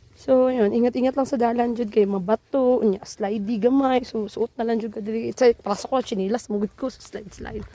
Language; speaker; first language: Cebuano; native; Cebuano